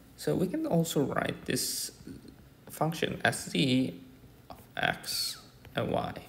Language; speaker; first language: English; non-native, fluent; Indonesian